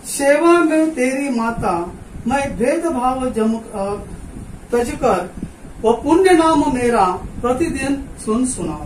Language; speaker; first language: Hindi; non-native, local second language; Marathi